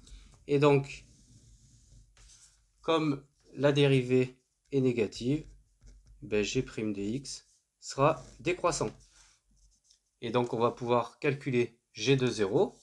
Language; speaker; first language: French; native; French